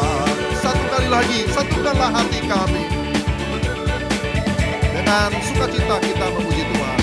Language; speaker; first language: Indonesian; native; Indonesian